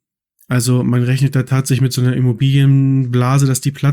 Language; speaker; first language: German; native; German